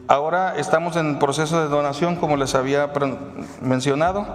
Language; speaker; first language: Spanish; native; Spanish